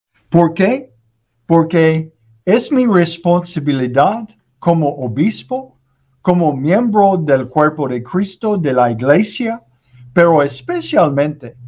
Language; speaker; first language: Spanish; non-native, learner; English